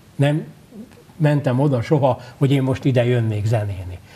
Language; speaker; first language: Hungarian; native; Hungarian